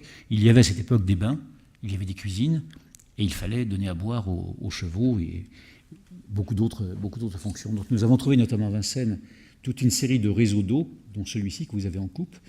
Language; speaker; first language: French; native; French